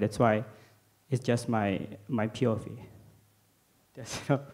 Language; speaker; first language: English; non-native, learner; Indonesian